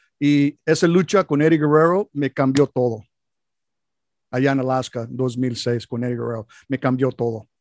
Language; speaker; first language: Spanish; non-native, learner; English